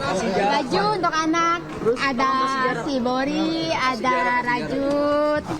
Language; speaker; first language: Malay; non-native, learner; Filipino